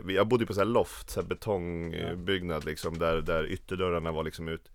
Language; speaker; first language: Swedish; native; Swedish